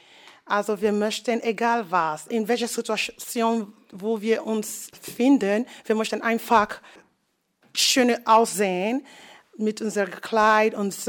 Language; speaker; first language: German; non-native, learner; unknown